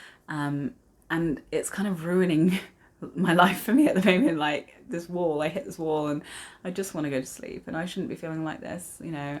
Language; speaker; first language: English; native; English